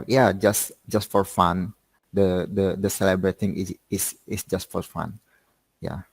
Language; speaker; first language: English; non-native, learner; Indonesian